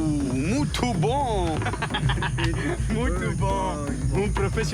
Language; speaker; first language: Portuguese; non-native, learner; French